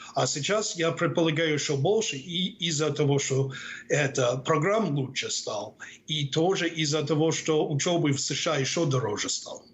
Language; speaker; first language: Russian; non-native, fluent; English